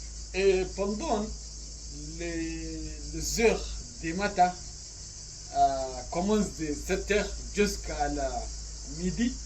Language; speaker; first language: French; non-native, learner; Arabic